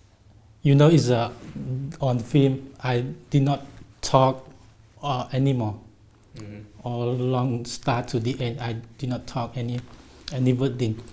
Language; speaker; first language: English; non-native, learner; Thai